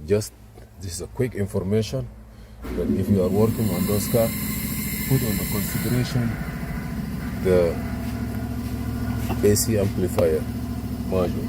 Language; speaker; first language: English; non-native, learner; Arabic